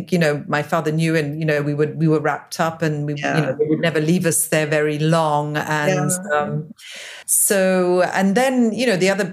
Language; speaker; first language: English; native; English